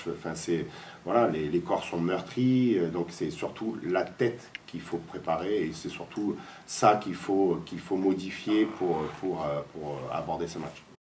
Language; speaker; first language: French; native; French